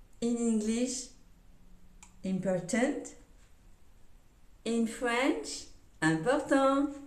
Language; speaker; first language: English; non-native, learner; French